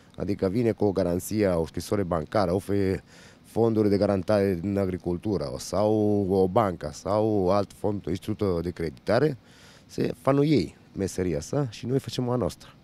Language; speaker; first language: Romanian; non-native, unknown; Italian